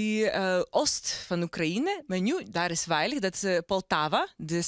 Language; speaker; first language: Dutch; non-native, learner; Ukrainian